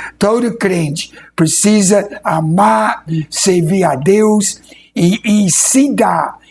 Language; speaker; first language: Portuguese; non-native, fluent; English